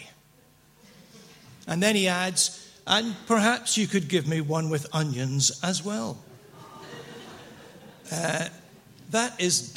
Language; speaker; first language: English; native; English